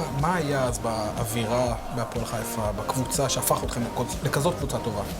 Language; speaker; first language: Hebrew; native; Hebrew